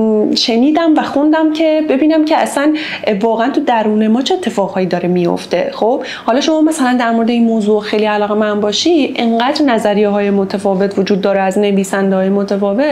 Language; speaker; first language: Persian; native; Persian